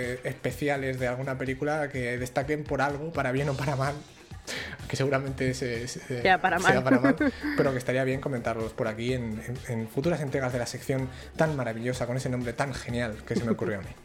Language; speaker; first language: Spanish; native; Spanish